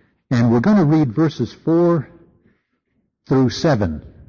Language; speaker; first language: English; native; English